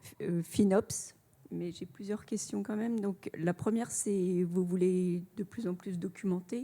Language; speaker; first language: French; native; French